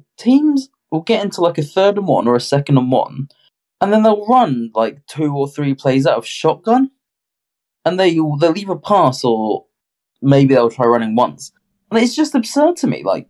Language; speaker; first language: English; native; English